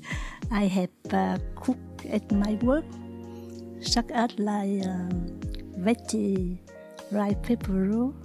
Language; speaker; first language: English; non-native, learner; Vietnamese